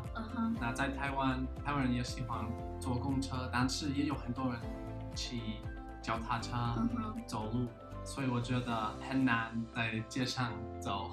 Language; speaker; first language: Chinese; non-native, learner; English